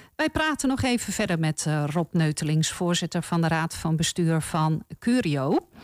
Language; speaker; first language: Dutch; native; Dutch